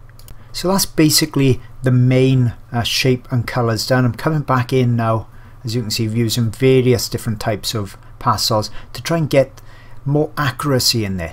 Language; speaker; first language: English; native; English